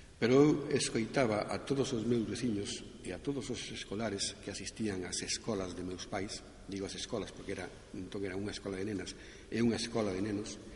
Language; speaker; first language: Galician; non-native, local second language; Spanish